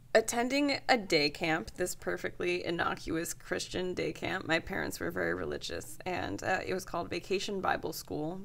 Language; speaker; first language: English; native; English